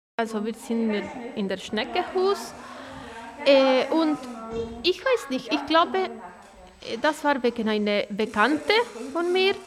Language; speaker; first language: German; non-native, learner; Spanish